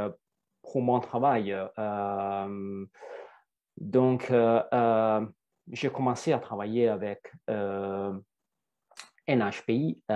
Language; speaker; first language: French; non-native, fluent; Italian